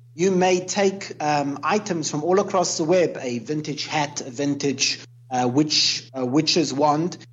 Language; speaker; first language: English; native; English